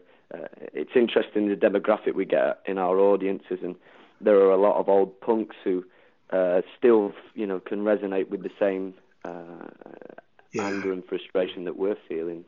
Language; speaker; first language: English; native; English